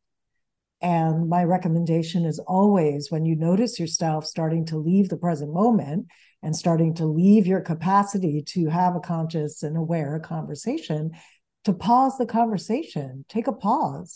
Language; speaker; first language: English; early bilingual, other home language; Spanish